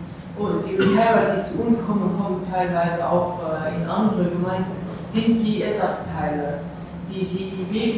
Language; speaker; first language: German; non-native, local second language; Luxembourgish